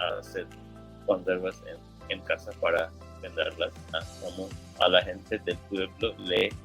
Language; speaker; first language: Spanish; non-native, learner; English